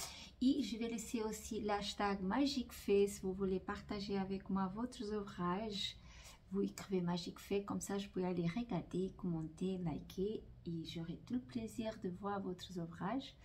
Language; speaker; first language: French; non-native, fluent; Portuguese